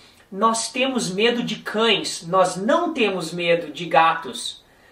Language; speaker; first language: Portuguese; native; Portuguese